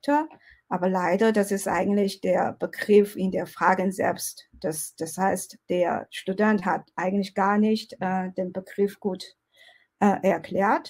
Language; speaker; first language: German; non-native, fluent; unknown